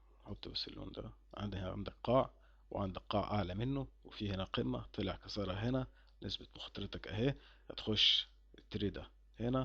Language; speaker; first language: Arabic; native; Arabic